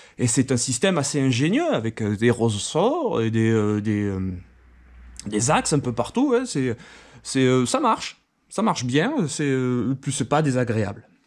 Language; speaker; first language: French; native; French